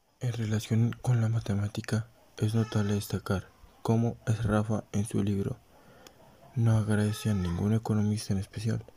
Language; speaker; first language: Spanish; native; Spanish